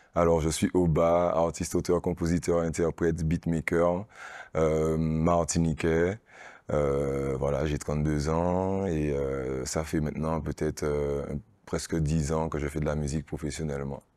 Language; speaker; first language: French; native; French